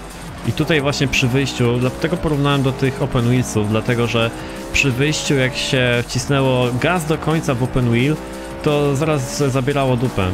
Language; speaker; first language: Polish; native; Polish